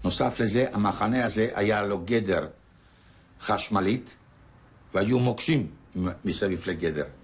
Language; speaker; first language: Hebrew; non-native, fluent; Polish